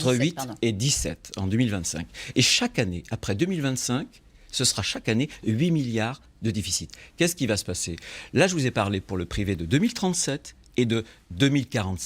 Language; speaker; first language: French; native; French